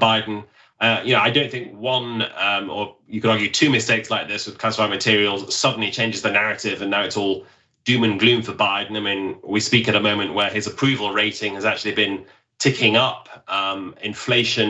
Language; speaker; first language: English; native; English